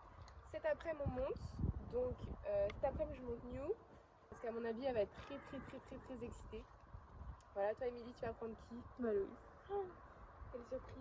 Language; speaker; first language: French; native; French